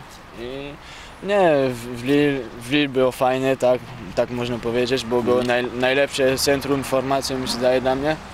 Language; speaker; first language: Polish; early bilingual, heritage; French